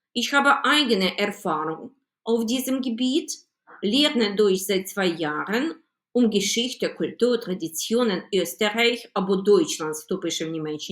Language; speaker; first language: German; non-native, fluent; Ukrainian